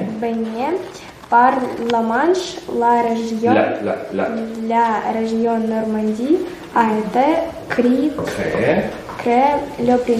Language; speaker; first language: French; non-native, learner; Russian